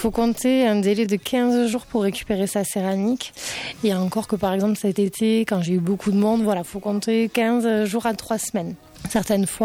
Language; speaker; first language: French; native; French